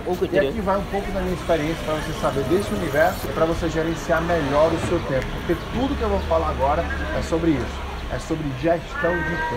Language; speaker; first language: Portuguese; native; Portuguese